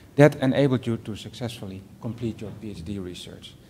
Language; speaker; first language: English; non-native, fluent; Dutch